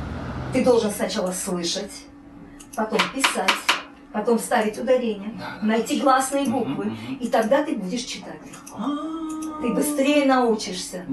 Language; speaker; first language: Russian; native; Russian